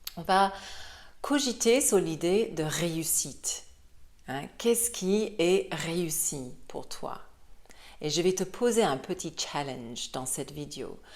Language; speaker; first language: French; non-native, fluent; English